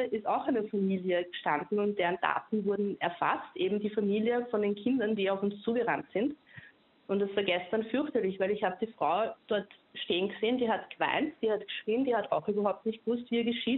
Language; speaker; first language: German; native; German